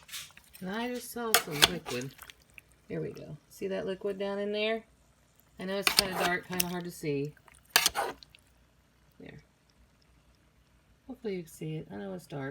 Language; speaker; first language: English; native; English